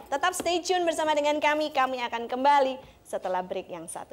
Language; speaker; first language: Indonesian; native; Indonesian